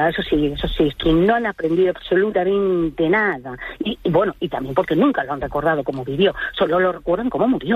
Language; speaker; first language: Spanish; native; Spanish